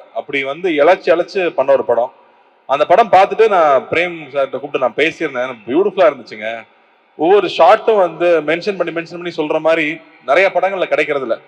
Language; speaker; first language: Tamil; native; Tamil